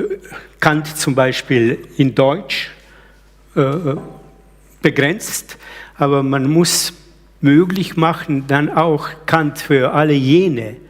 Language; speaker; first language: German; early bilingual, other home language; Slovenian